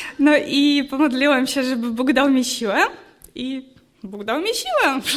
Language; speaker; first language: Polish; non-native, fluent; Ukrainian